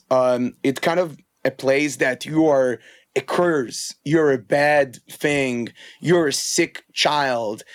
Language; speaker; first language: English; non-native, fluent; Hebrew